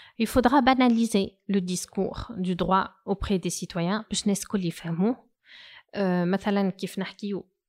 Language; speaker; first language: French; non-native, local second language; Arabic